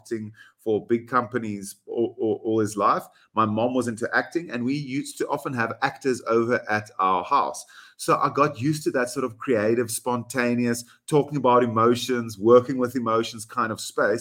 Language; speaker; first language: English; non-native, local second language; Afrikaans